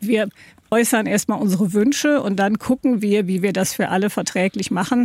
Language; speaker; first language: German; native; German